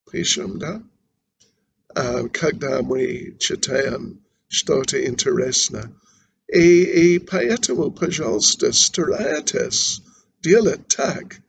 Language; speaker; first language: Russian; non-native, learner; English